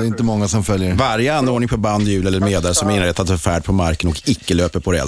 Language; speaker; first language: Swedish; native; Swedish